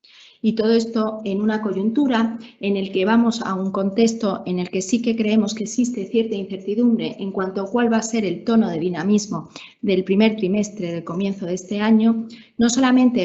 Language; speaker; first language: Spanish; native; Spanish